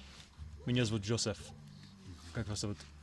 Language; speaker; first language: Russian; non-native, learner; English